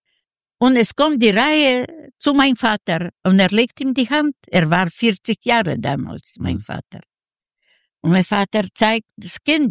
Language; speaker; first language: German; non-native, learner; Yiddish